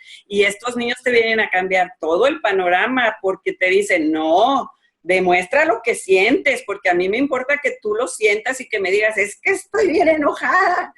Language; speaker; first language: Spanish; native; Spanish